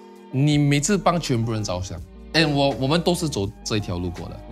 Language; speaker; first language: Chinese; non-native, local second language; English